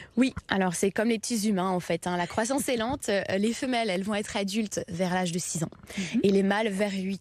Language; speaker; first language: French; native; French